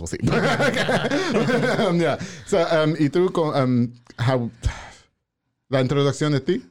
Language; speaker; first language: Spanish; non-native, learner; English